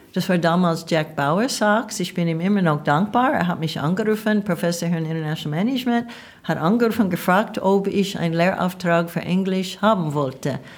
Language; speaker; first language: German; non-native, fluent; English